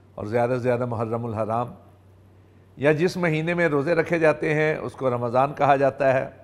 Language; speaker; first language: Urdu; non-native, local second language; Punjabi